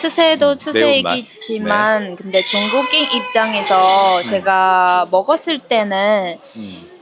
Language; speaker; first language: Korean; non-native, fluent; Chinese